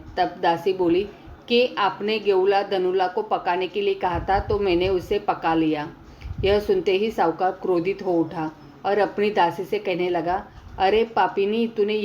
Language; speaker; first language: Hindi; native; Hindi